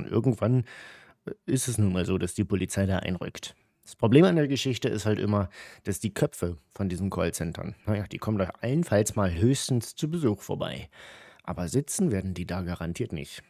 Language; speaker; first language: German; native; German